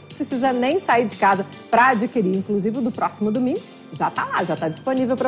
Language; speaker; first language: Portuguese; native; Portuguese